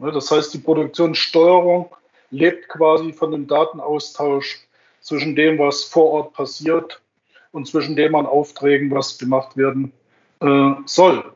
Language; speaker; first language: German; native; German